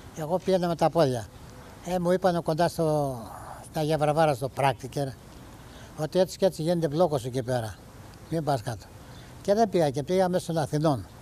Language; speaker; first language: Greek; early bilingual, heritage; Greek